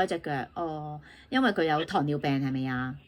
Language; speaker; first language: Cantonese; native; Cantonese